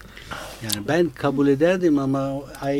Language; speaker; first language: Turkish; non-native, fluent; Italian